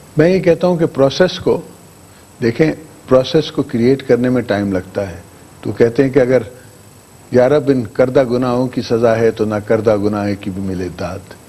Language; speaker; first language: Urdu; non-native, local second language; English